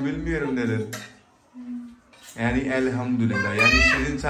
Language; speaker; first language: Turkish; non-native, learner; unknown